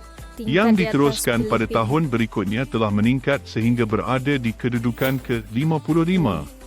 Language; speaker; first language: Malay; native; Malay